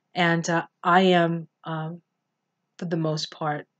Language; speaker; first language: English; native; English